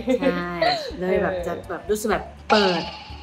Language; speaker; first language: Thai; non-native, fluent; Chinese